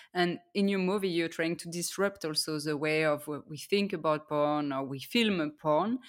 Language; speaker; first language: English; non-native, fluent; French